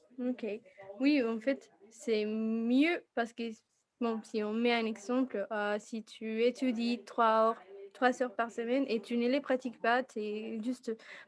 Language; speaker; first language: French; non-native, fluent; Spanish